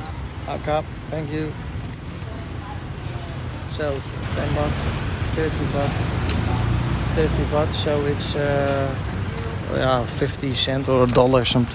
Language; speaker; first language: English; non-native, learner; Dutch